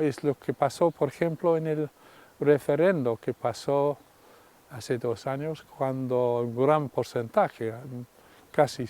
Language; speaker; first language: Spanish; non-native, fluent; English